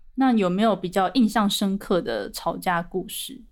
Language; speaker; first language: Chinese; native; Chinese